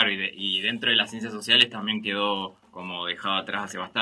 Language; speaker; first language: Spanish; native; Spanish